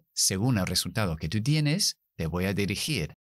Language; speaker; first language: Spanish; non-native, fluent; English